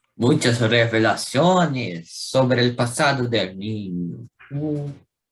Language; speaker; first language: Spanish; non-native, learner; Portuguese